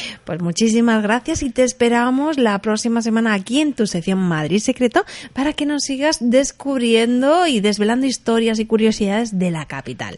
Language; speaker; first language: Spanish; native; Spanish